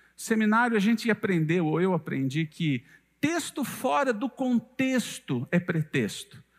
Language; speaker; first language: Portuguese; native; Portuguese